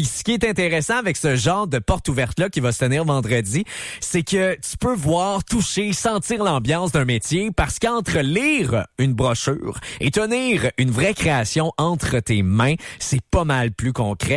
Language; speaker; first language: French; native; French